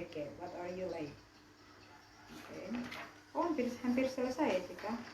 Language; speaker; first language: English; non-native, learner; Indonesian